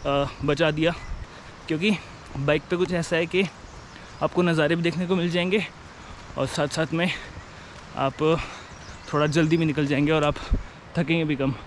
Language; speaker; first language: Hindi; native; Hindi